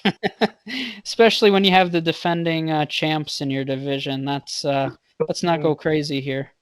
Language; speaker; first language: English; native; English